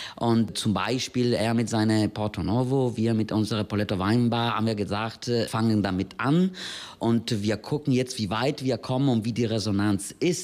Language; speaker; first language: German; non-native, fluent; Italian